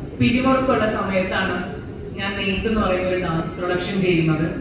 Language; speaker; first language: Malayalam; native; Malayalam